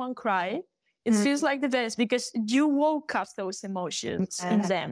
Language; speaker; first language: English; non-native, fluent; Galician